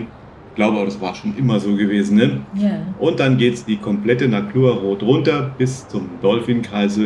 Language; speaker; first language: German; native; German